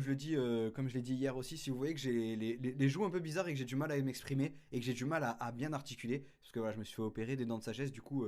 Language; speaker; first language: French; native; French